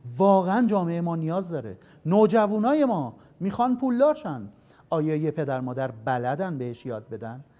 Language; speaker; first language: Persian; native; Persian